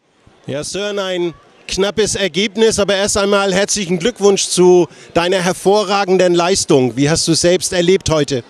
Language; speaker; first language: German; native; German